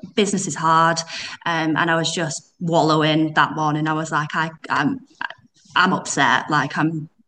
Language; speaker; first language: English; native; English